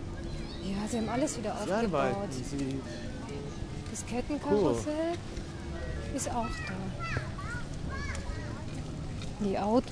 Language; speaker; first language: German; native; German